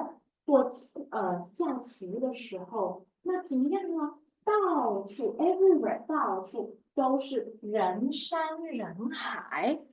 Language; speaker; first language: Chinese; non-native, fluent; English